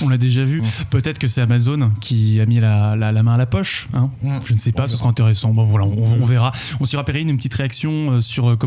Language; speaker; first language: French; native; French